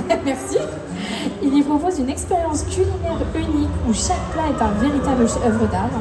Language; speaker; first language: French; native; French